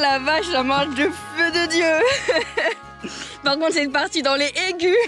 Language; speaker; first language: French; native; French